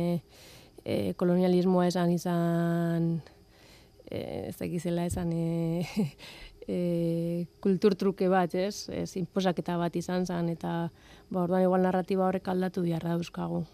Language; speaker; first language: Basque; native; Basque